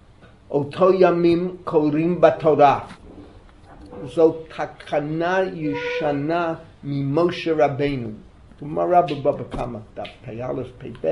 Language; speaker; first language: Hebrew; non-native, fluent; English